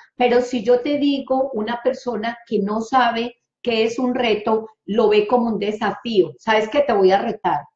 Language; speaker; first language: Spanish; native; Spanish